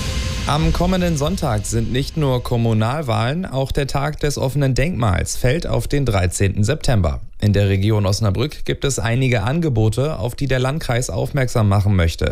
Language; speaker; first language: German; native; German